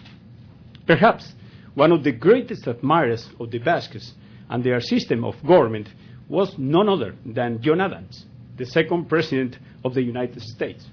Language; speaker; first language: English; non-native, fluent; Spanish